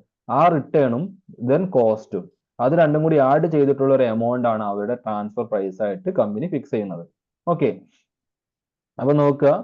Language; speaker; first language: Malayalam; native; Malayalam